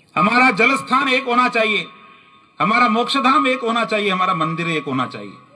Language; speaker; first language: Hindi; native; Hindi